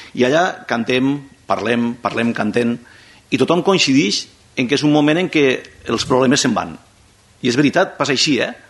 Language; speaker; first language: Catalan; non-native, local second language; Spanish